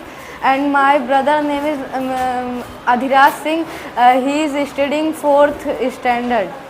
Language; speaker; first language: English; non-native, learner; Hindi